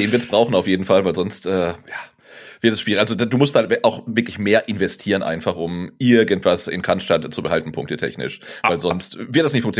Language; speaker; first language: German; native; German